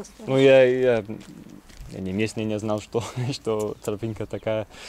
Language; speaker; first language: Russian; non-native, learner; English